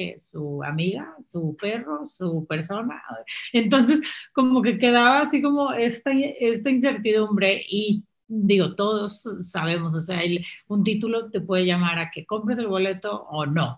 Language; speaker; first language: Spanish; native; Spanish